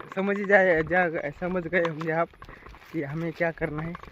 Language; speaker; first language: Hindi; non-native, local second language; Marathi